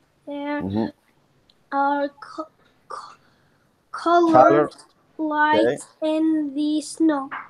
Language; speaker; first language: English; non-native, learner; Arabic